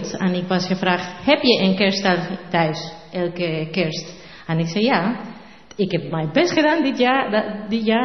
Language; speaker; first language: Dutch; non-native, learner; Spanish